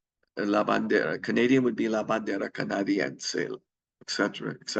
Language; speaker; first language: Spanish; non-native, fluent; English